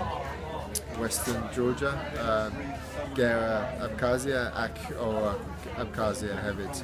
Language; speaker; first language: Welsh; non-native, learner; English